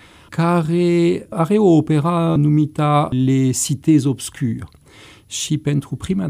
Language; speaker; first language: Romanian; non-native, fluent; French